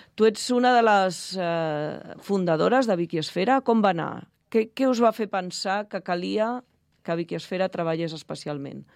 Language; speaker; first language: Catalan; native; Catalan